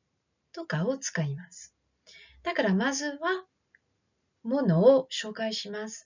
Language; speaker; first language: Japanese; non-native, fluent; French